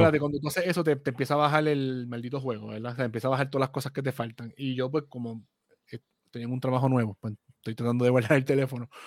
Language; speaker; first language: Spanish; native; Spanish